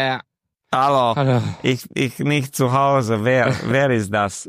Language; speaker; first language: German; non-native, learner; Romanian